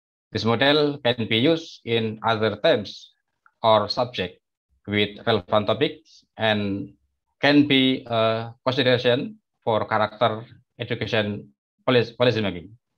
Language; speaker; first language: English; non-native, learner; Indonesian